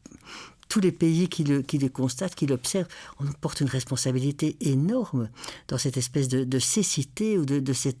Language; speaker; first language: French; native; French